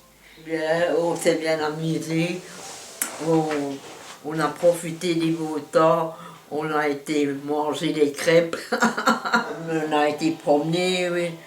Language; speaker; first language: French; non-native, local second language; Ukrainian